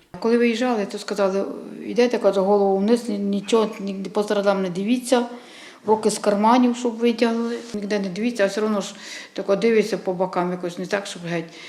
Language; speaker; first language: Ukrainian; non-native, local second language; Russian